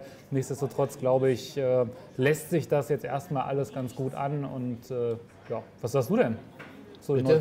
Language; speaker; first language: German; native; German